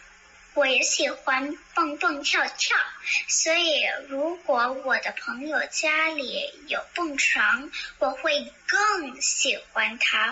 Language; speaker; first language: Chinese; early bilingual, heritage; Chinese